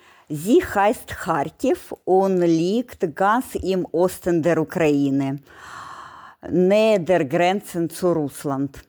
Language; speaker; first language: German; non-native, learner; Ukrainian